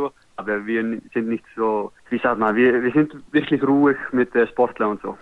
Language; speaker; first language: German; non-native, learner; Icelandic